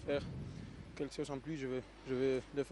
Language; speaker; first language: French; non-native, learner; Spanish